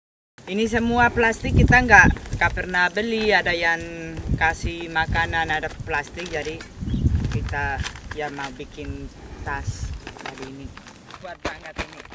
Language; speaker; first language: Indonesian; non-native, fluent; Basque